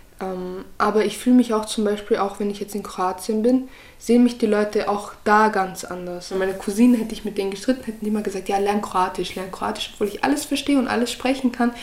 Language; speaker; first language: German; early bilingual, other home language; Croatian